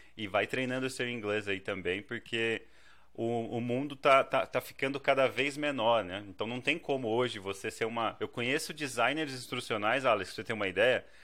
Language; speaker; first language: Portuguese; native; Portuguese